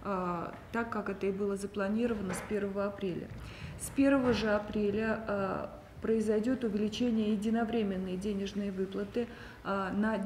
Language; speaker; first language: Russian; native; Russian